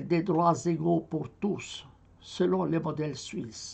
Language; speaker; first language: French; non-native, fluent; Arabic